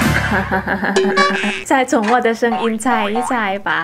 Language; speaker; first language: Chinese; non-native, fluent; Thai